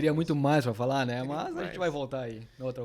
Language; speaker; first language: Portuguese; native; Portuguese